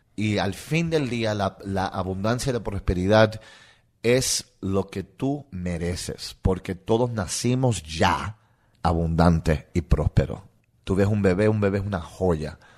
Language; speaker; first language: Spanish; non-native, local second language; English